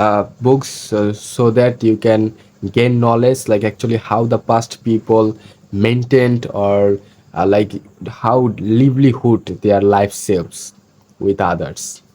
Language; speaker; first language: English; non-native, fluent; Bangla